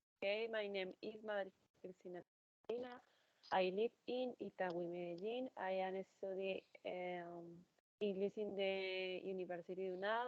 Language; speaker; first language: English; non-native, learner; Spanish